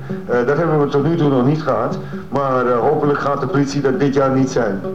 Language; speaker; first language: Dutch; native; Dutch